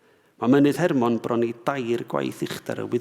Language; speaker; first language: Welsh; native; Welsh